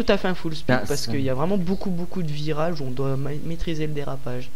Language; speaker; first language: French; native; French